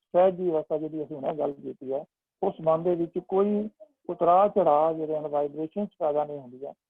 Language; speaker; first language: Hindi; non-native, local second language; Punjabi